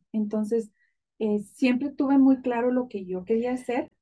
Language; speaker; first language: Spanish; native; Spanish